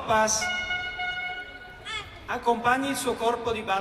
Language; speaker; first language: Italian; native; Italian